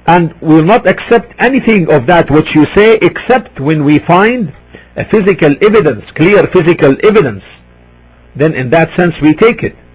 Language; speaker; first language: English; non-native, fluent; Arabic